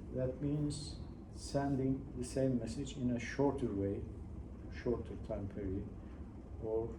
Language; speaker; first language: English; non-native, fluent; Turkish